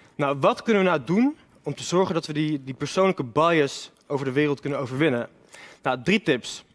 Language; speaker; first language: Dutch; native; Dutch